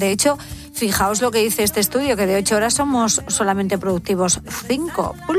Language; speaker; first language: Spanish; native; Spanish